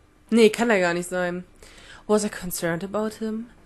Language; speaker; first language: German; native; German